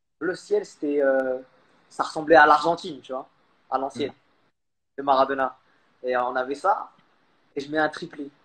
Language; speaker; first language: French; early bilingual, other home language; Khmer